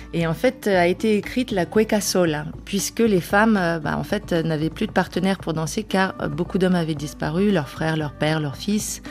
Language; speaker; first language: French; early bilingual, other home language; Spanish